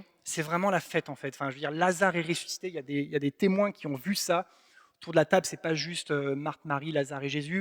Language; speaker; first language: French; native; French